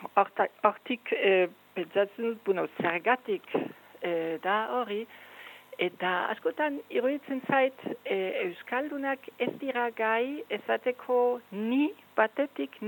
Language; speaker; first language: Basque; non-native, fluent; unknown